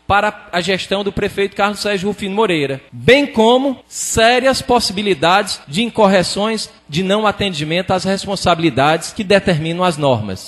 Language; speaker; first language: Portuguese; native; Portuguese